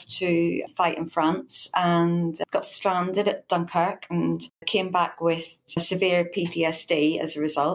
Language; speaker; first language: English; native; English